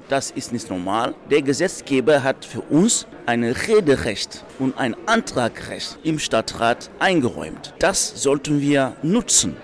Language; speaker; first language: German; non-native, fluent; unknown